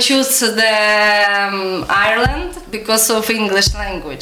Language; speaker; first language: English; non-native, learner; Ukrainian